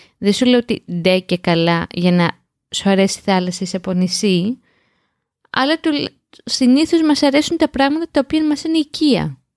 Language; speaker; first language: Greek; native; Greek